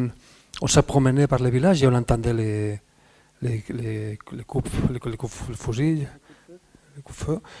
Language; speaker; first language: French; non-native, fluent; Spanish